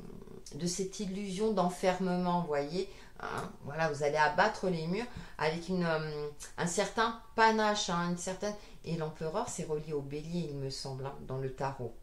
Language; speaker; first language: French; native; French